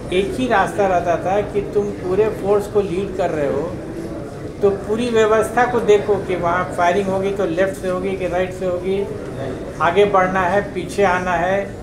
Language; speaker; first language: Hindi; native; Hindi